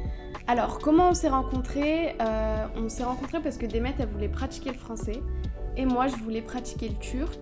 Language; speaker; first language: French; native; French